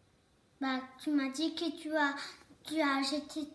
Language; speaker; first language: French; early bilingual, other home language; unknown